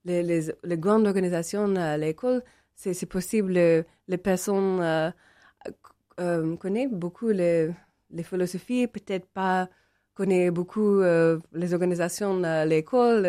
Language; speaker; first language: French; non-native, learner; English